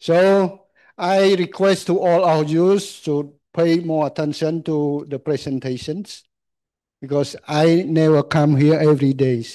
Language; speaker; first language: English; non-native, learner; Khmer